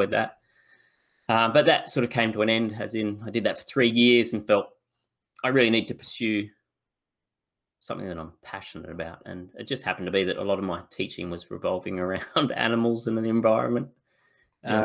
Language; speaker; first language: English; native; English